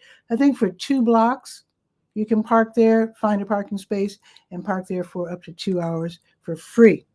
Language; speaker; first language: English; native; English